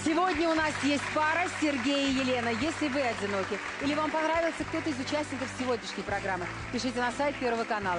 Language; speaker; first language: Russian; native; Russian